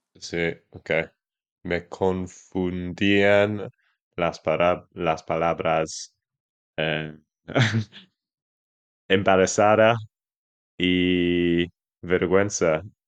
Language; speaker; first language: Spanish; non-native, learner; English